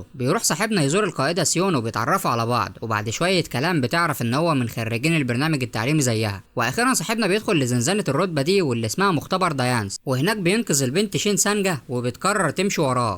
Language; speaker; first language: Arabic; native; Arabic